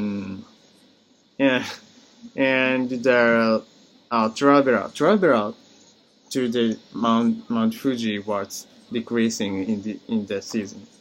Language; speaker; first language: English; non-native, learner; Japanese